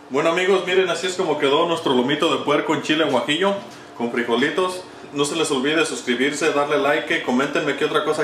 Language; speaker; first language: Spanish; native; Spanish